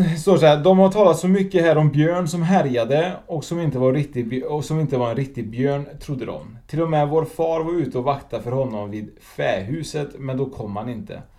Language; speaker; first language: Swedish; native; Swedish